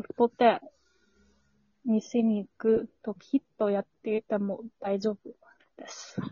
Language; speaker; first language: Japanese; non-native, learner; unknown